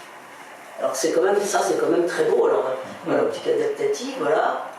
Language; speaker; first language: French; native; French